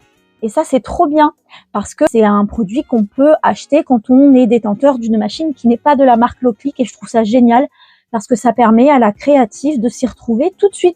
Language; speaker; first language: French; native; French